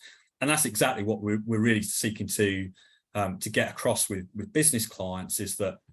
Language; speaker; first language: English; native; English